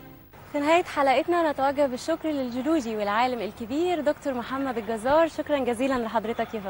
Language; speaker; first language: Arabic; native; Arabic